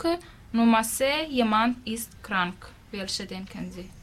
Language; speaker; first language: German; non-native, learner; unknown